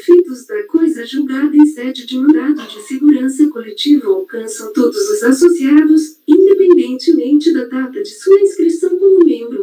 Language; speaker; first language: Portuguese; native; Portuguese